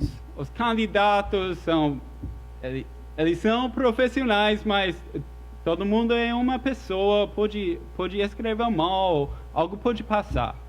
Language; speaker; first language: Portuguese; non-native, fluent; English